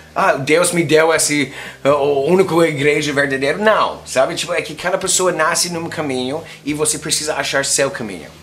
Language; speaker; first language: Portuguese; non-native, fluent; English